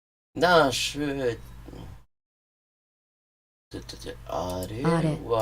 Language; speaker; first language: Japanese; non-native, learner; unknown